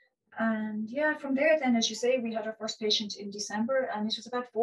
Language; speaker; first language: English; native; English